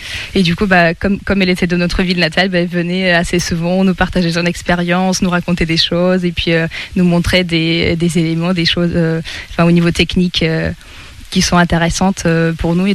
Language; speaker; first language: French; non-native, fluent; Russian